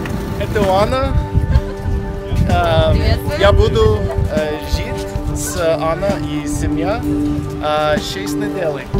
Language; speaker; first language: Russian; non-native, learner; English